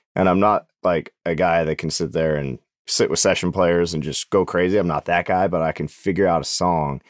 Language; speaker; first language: English; native; English